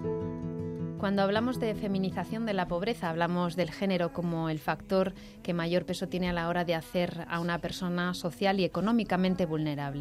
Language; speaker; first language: Spanish; native; Spanish